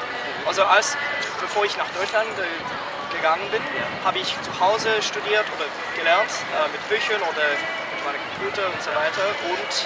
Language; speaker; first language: German; non-native, learner; English